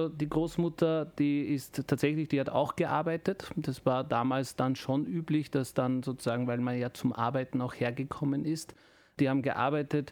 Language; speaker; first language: German; early bilingual, other home language; Turkish